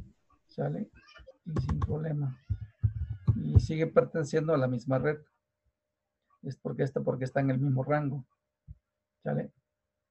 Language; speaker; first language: Spanish; native; Spanish